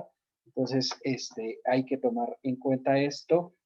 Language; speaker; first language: Spanish; native; Spanish